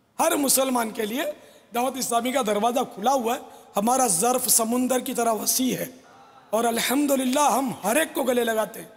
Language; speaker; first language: Urdu; non-native, local second language; Memoni